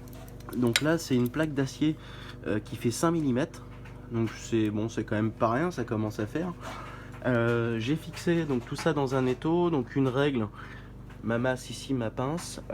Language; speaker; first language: French; native; French